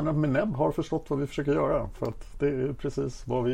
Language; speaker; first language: Swedish; native; Swedish